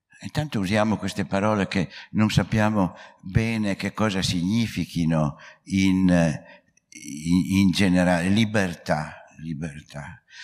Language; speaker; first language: Italian; native; Italian